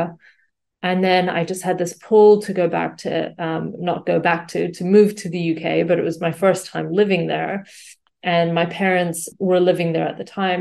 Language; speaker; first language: English; native; English